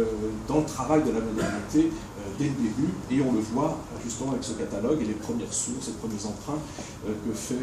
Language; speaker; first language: French; native; French